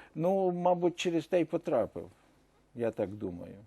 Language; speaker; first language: Ukrainian; native; Ukrainian